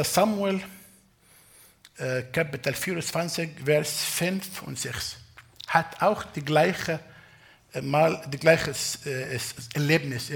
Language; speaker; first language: German; non-native, fluent; Arabic